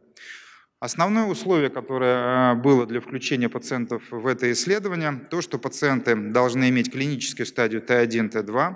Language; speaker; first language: Russian; native; Russian